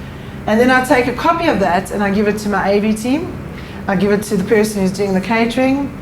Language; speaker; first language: English; native; English